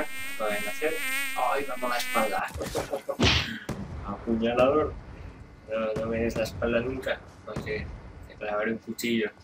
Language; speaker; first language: Spanish; native; Spanish